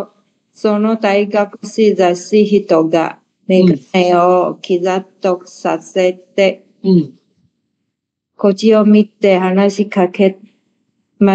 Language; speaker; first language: Japanese; non-native, learner; Chinese